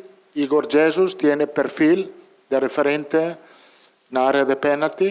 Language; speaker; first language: Spanish; non-native, fluent; Italian